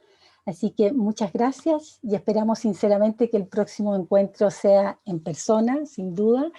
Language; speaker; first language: Spanish; native; Spanish